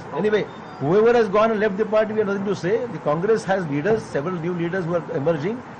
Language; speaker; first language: English; non-native, local second language; Marathi